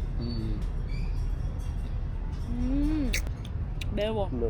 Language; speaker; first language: Korean; non-native, fluent; Vietnamese